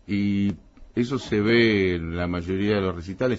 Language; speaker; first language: Spanish; native; Spanish